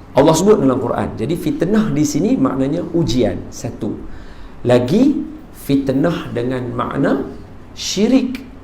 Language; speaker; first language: Malay; native; Malay